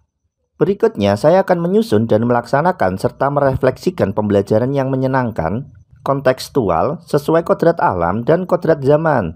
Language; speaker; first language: Indonesian; non-native, local second language; Javanese